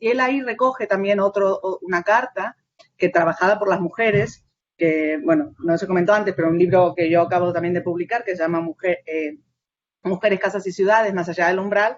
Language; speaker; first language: Spanish; native; Spanish